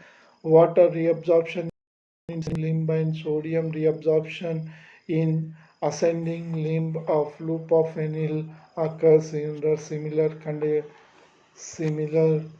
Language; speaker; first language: English; non-native, local second language; Telugu